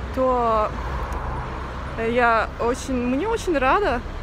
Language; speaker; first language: Russian; non-native, learner; Turkish